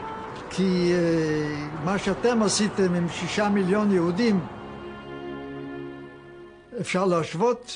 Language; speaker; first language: Hebrew; non-native, fluent; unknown